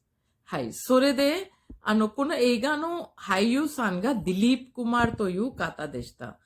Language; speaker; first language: Japanese; non-native, fluent; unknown